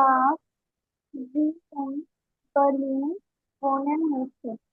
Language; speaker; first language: German; non-native, learner; Hindi